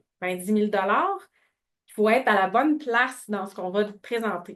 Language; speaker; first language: French; native; French